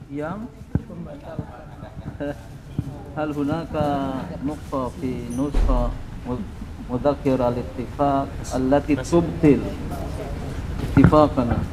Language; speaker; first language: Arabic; non-native, fluent; Indonesian